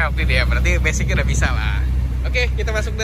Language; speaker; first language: Indonesian; native; Indonesian